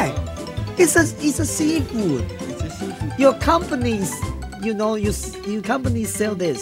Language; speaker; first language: English; non-native, learner; Chinese